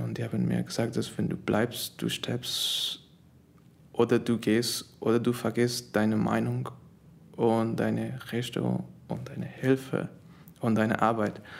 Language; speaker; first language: German; non-native, learner; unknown